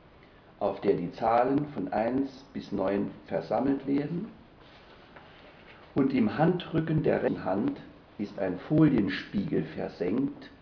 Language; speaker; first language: German; native; German